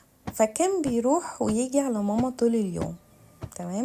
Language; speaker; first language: Arabic; native; Arabic